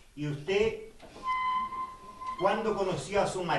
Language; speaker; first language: Spanish; native; Spanish